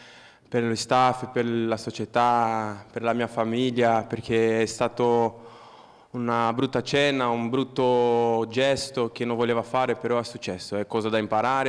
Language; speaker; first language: Italian; non-native, fluent; Portuguese